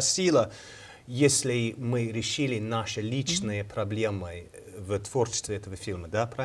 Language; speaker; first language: Russian; non-native, fluent; English